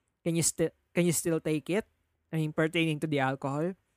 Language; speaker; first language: English; non-native, local second language; Filipino